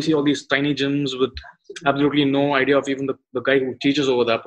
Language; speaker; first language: English; non-native, local second language; Tamil